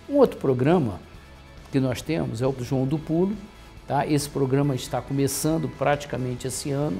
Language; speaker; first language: Portuguese; native; Portuguese